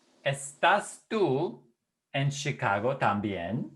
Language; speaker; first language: Spanish; non-native, fluent; English